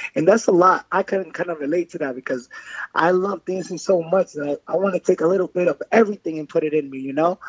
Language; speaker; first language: English; non-native, fluent; Spanish